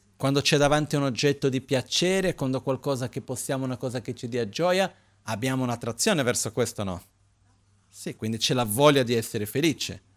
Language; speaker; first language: Italian; non-native, fluent; Portuguese